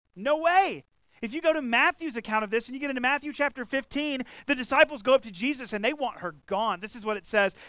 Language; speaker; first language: English; native; English